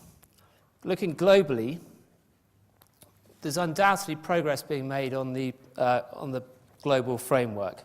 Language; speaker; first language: English; native; English